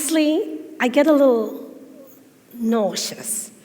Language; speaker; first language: English; native; English